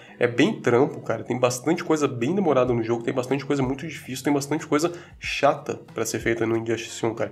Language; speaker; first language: Portuguese; native; Portuguese